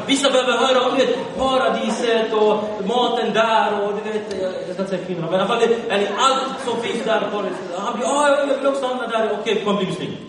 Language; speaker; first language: Swedish; early bilingual, other home language; Arabic